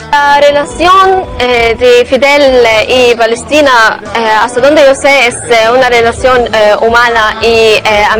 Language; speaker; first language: Spanish; non-native, learner; Arabic